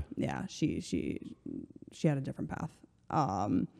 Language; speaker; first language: English; early bilingual, other home language; Slovenian